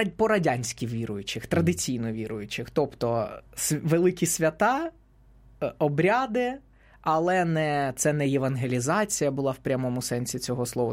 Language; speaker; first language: Ukrainian; non-native, local second language; Russian